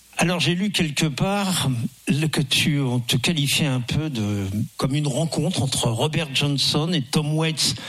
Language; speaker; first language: French; native; French